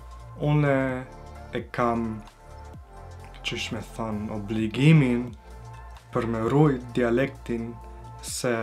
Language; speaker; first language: Albanian; early bilingual, heritage; Albanian